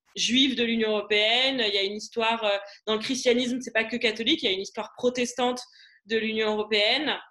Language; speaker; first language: French; non-native, local second language; Arabic